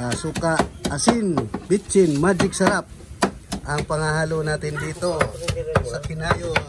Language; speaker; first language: Filipino; non-native, local second language; Bikol